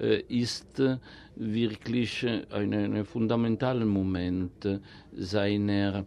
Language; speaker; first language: German; non-native, fluent; Italian